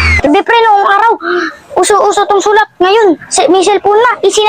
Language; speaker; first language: Filipino; native; Filipino